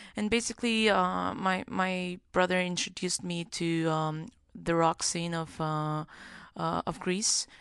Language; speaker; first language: English; non-native, fluent; Greek